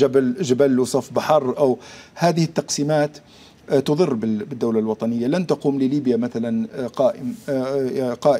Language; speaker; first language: Arabic; native; Arabic